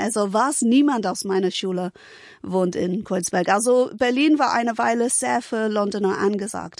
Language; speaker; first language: German; non-native, fluent; English